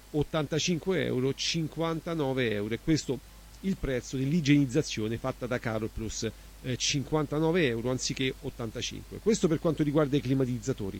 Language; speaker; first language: Italian; native; Italian